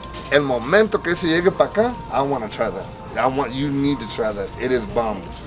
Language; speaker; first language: Spanish; early bilingual, heritage; Spanish